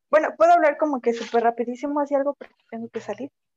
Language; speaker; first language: Spanish; native; Spanish